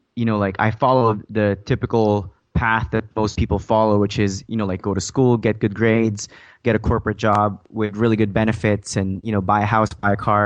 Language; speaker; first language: English; non-native, fluent; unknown